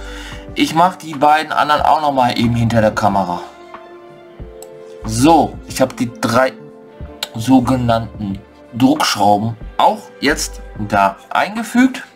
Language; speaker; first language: German; native; German